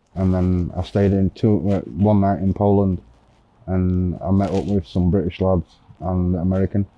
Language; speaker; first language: English; native; English